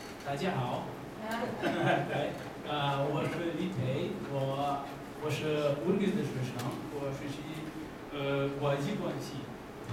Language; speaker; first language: Chinese; non-native, learner; Portuguese